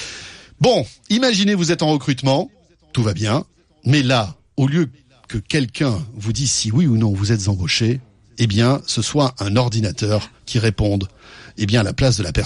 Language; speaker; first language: French; native; French